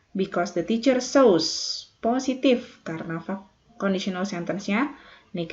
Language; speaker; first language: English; non-native, fluent; Indonesian